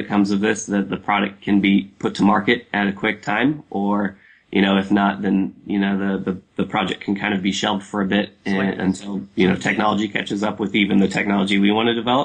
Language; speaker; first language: English; native; English